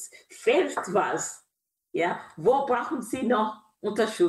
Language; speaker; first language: German; non-native, fluent; Kinyarwanda